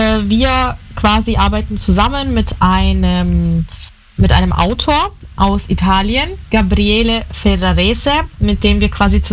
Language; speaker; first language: German; non-native, local second language; Italian